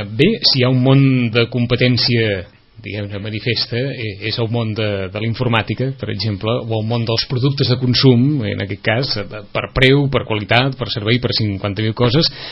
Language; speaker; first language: Catalan; native; Catalan